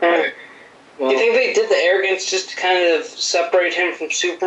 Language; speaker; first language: English; native; English